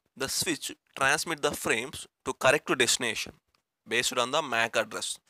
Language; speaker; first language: English; non-native, local second language; Telugu